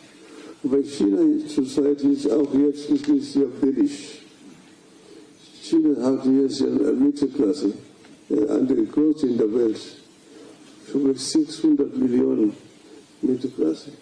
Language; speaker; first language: German; non-native, fluent; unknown